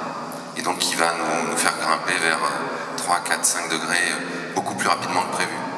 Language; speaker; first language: French; native; French